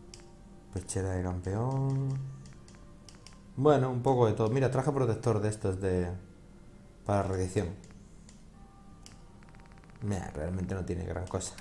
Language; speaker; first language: Spanish; native; Spanish